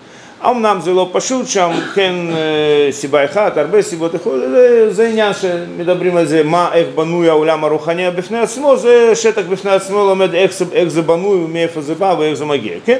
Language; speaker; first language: Hebrew; non-native, fluent; Russian